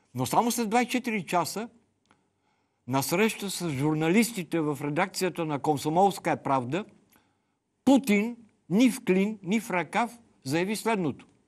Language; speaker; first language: Bulgarian; native; Bulgarian